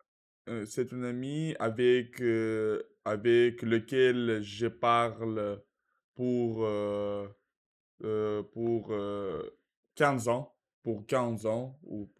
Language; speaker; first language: French; non-native, learner; Russian